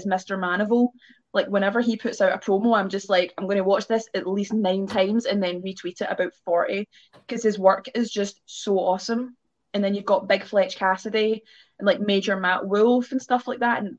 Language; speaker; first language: English; native; English